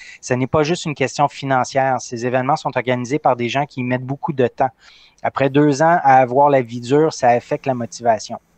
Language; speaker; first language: French; native; French